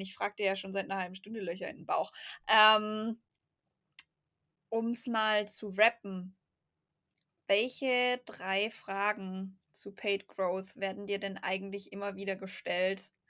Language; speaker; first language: German; native; German